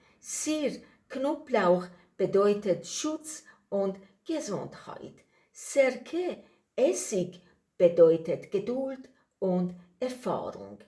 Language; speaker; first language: German; non-native, learner; Persian